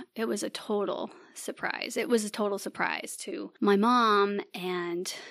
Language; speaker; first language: English; native; English